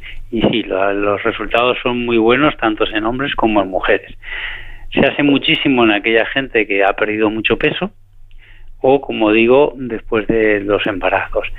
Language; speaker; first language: Spanish; native; Spanish